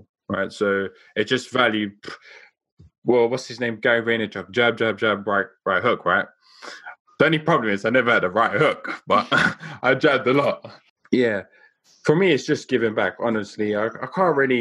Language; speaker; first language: English; non-native, local second language; Afrikaans